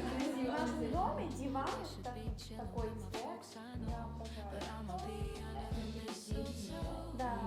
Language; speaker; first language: Russian; non-native, learner; Azerbaijani